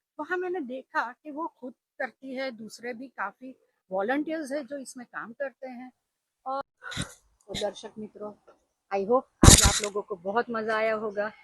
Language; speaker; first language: Hindi; non-native, local second language; Gujarati